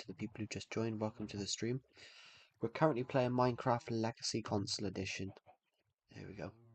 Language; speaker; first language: English; native; English